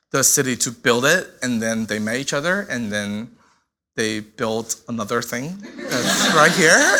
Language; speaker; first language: English; non-native, fluent; Chinese